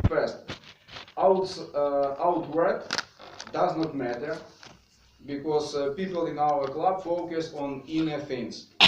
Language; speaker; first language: English; non-native, fluent; Ukrainian